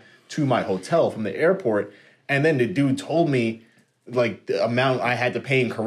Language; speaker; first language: English; native; English